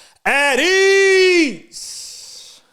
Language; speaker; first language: English; native; English